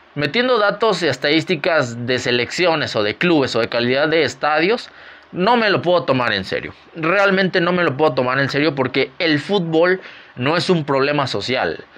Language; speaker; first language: Spanish; native; Spanish